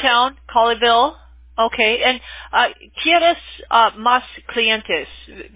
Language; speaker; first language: Spanish; non-native, learner; English